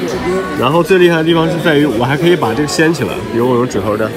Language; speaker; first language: Chinese; native; Chinese